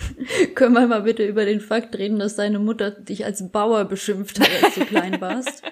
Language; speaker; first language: German; native; German